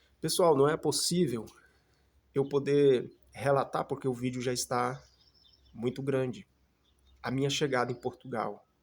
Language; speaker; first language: Portuguese; native; Portuguese